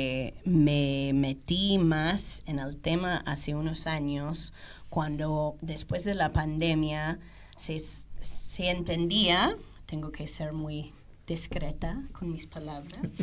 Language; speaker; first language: Spanish; non-native, fluent; English